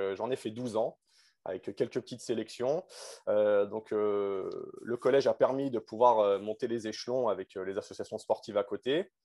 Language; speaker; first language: French; native; French